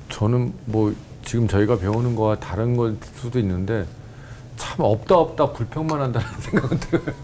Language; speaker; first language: Korean; native; Korean